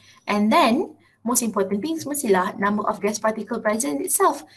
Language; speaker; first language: English; non-native, local second language; Malay